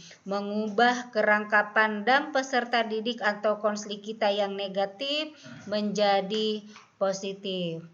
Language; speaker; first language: Indonesian; native; Indonesian